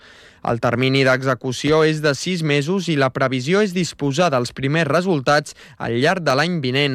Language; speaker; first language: Catalan; native; Catalan